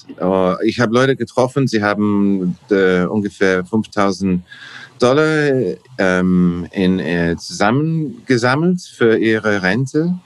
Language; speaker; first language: German; non-native, learner; English